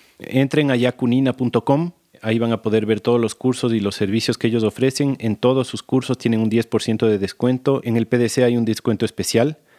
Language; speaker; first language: Spanish; native; Spanish